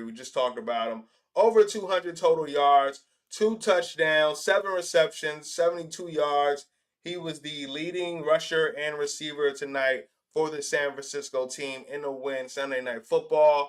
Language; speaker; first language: English; native; English